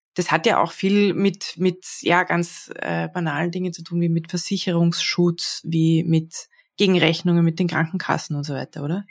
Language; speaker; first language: German; native; German